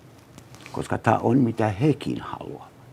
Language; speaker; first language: Finnish; non-native, learner; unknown